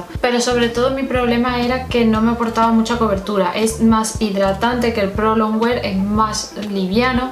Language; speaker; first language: Spanish; native; Spanish